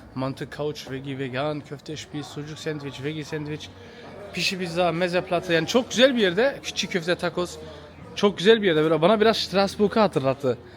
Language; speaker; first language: Turkish; early bilingual, heritage; Turkish